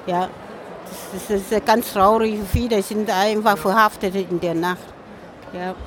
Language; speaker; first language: German; non-native, learner; Min Nan Chinese